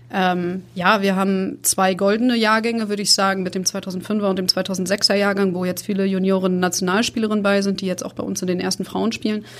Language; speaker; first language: German; native; German